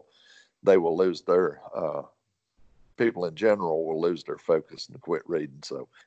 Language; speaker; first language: English; native; English